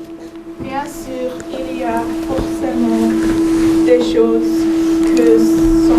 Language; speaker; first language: French; non-native, learner; English